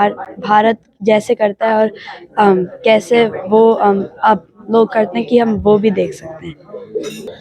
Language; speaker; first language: Hindi; early bilingual, heritage; Hindi